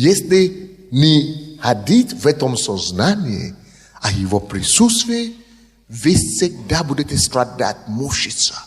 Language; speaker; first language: Russian; non-native, fluent; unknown